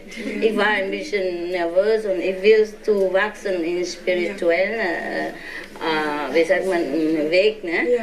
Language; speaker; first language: German; non-native, learner; Vietnamese